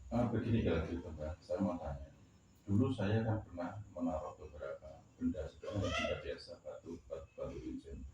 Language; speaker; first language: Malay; non-native, local second language; Javanese